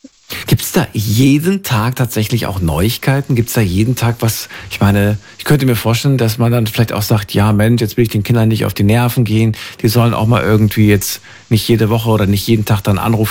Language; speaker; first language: German; native; German